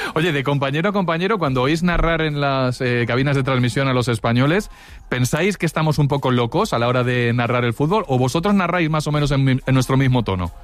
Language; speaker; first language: Spanish; native; Spanish